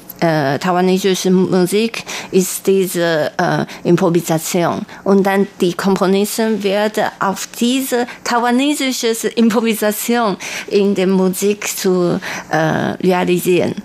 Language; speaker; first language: German; non-native, learner; Chinese